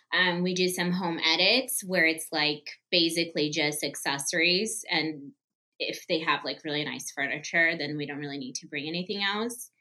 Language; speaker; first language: English; early bilingual, other home language; Portuguese